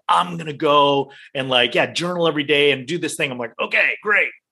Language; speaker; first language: English; native; English